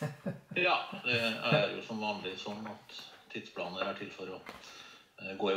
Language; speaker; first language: Norwegian; native; Norwegian